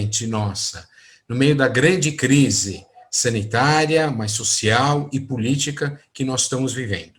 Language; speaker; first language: Portuguese; native; Portuguese